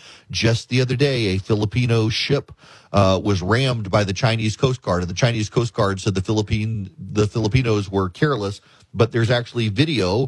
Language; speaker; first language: English; native; English